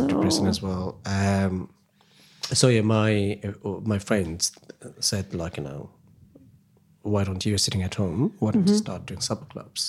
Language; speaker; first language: English; non-native, local second language; Nepali